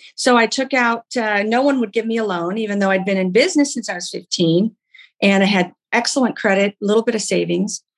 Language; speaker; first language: English; native; English